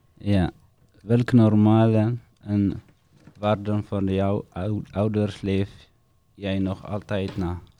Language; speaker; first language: Dutch; non-native, learner; Tigrinya